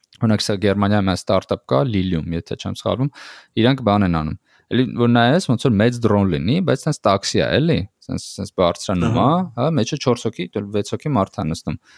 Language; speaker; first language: Armenian; native; Armenian